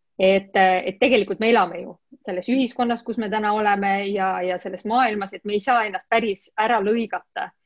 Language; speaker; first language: Estonian; non-native, local second language; Russian